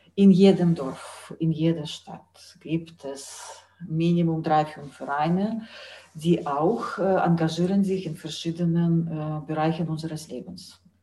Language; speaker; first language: German; non-native, fluent; Russian